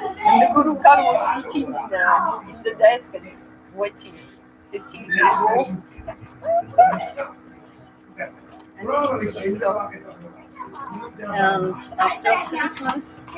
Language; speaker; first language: English; non-native, learner; French